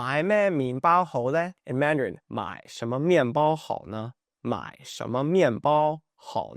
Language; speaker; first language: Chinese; non-native, fluent; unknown